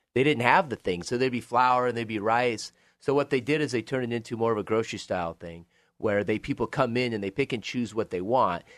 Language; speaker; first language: English; native; English